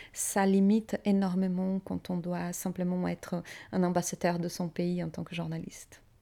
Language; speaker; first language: French; non-native, fluent; Portuguese